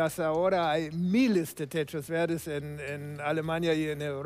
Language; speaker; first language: Spanish; non-native, fluent; German